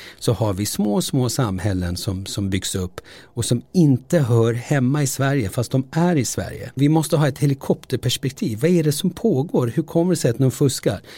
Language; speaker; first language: Swedish; early bilingual, other home language; Turoyo